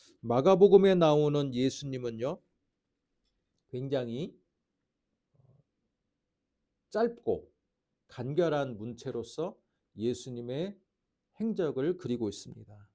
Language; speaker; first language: Korean; native; Korean